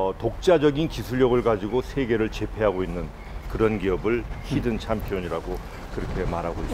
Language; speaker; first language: Korean; native; Korean